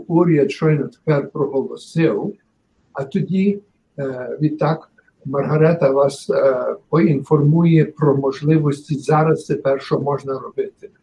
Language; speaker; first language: Ukrainian; early bilingual, heritage; Ukrainian